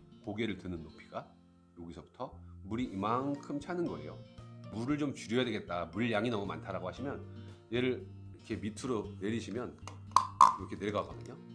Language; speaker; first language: Korean; native; Korean